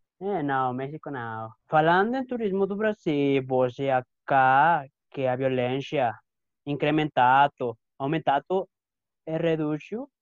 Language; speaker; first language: Portuguese; non-native, learner; Spanish